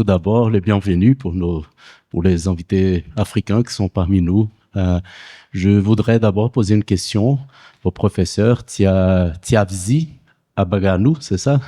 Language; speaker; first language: French; non-native, fluent; Portuguese